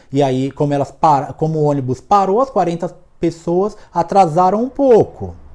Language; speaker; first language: Portuguese; native; Portuguese